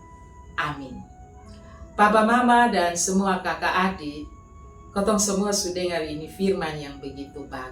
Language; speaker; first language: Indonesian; non-native, local second language; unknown